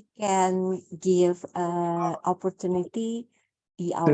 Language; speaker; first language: English; non-native, learner; Indonesian